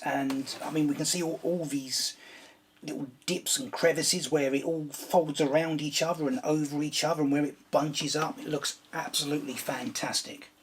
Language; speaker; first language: English; native; English